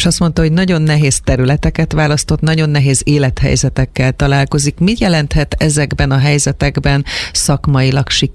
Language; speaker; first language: Hungarian; native; Hungarian